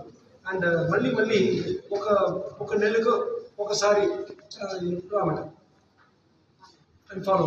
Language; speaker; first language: Telugu; non-native, learner; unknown